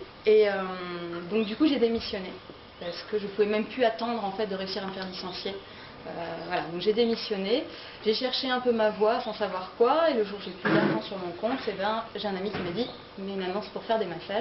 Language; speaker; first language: French; native; French